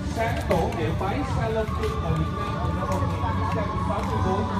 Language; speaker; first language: Vietnamese; native; Vietnamese